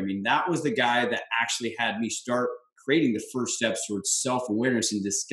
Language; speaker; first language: English; native; English